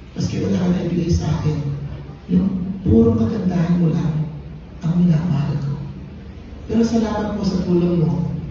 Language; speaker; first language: Filipino; native; Filipino